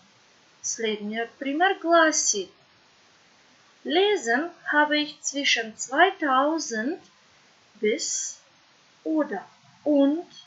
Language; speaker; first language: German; non-native, fluent; Macedonian